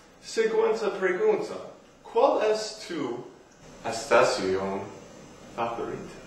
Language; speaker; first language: Spanish; non-native, learner; English